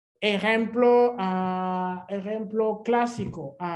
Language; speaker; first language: Spanish; non-native, fluent; French